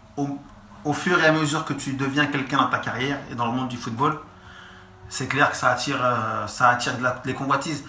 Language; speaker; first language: French; native; French